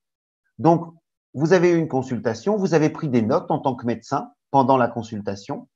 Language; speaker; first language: French; native; French